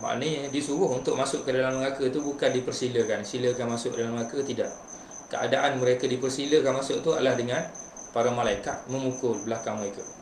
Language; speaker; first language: Malay; native; Malay